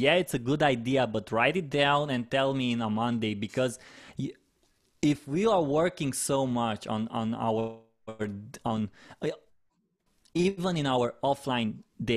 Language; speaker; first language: English; non-native, fluent; Romanian